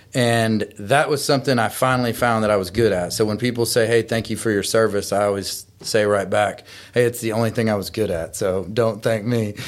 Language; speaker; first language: English; native; English